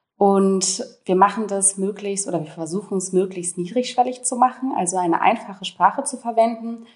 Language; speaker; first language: German; native; German